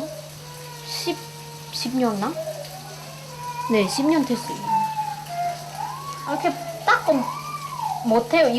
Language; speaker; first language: Korean; non-native, local second language; Lao